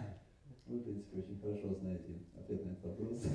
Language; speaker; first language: Russian; native; Russian